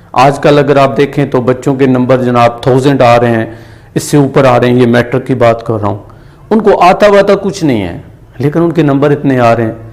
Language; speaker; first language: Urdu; non-native, local second language; Punjabi